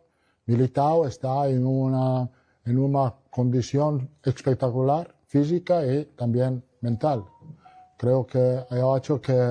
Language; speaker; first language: Portuguese; non-native, learner; Italian